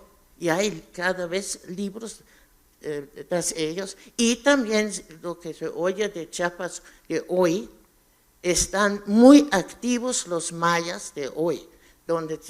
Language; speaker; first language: Spanish; non-native, fluent; German